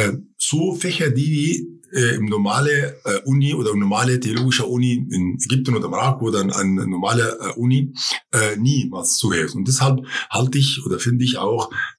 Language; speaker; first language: German; non-native, fluent; Arabic